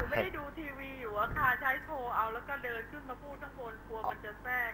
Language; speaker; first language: Thai; native; Thai